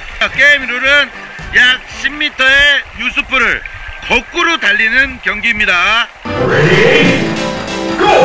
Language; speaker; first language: Korean; native; Korean